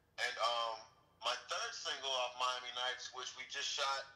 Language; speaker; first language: English; native; English